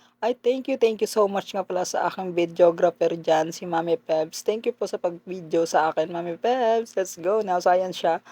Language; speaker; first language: Filipino; non-native, local second language; Hiligaynon